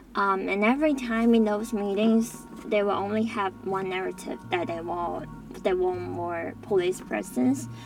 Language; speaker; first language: English; non-native, local second language; Cantonese